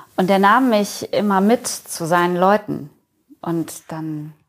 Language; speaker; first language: German; native; German